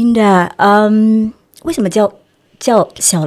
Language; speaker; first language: Chinese; early bilingual, heritage; Chinese